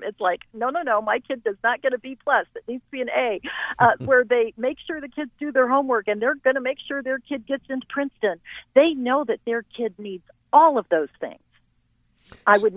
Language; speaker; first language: English; native; English